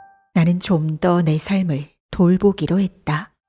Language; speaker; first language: Korean; native; Korean